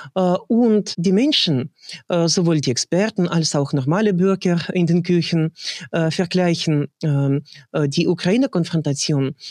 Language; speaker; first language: German; non-native, fluent; Russian